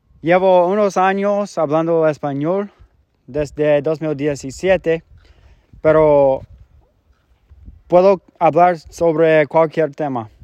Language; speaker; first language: Spanish; non-native, fluent; English